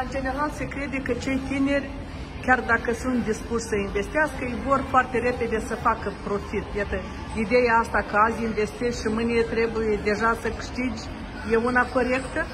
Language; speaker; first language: Romanian; native; Romanian